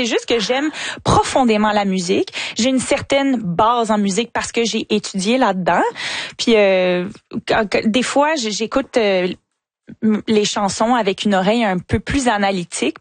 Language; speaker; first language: French; native; French